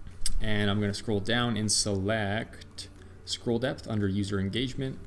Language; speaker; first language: English; native; English